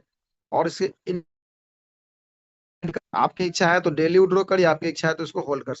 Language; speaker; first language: Hindi; native; Hindi